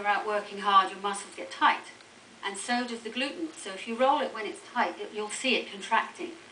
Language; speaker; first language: English; native; English